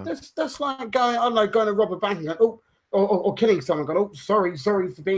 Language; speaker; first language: English; native; English